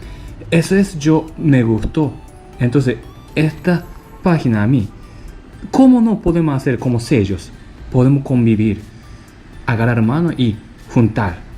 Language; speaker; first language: Spanish; non-native, learner; Japanese